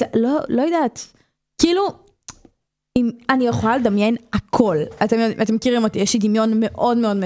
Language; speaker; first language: Hebrew; native; Hebrew